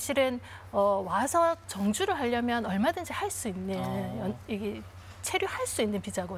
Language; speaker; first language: Korean; native; Korean